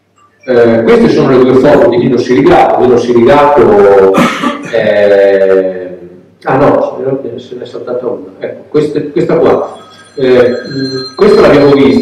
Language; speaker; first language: Italian; native; Italian